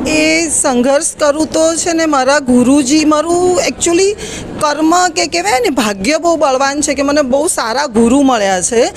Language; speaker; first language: Gujarati; native; Gujarati